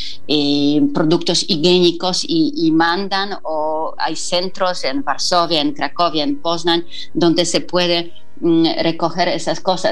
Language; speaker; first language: Spanish; non-native, fluent; Polish